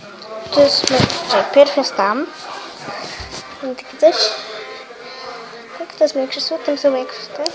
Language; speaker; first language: Polish; early bilingual, heritage; Polish